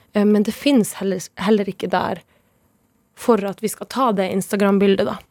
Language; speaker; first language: Norwegian; non-native, local second language; Northern Sami